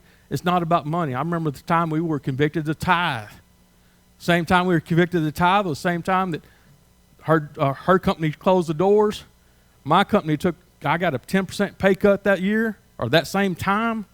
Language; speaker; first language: English; native; English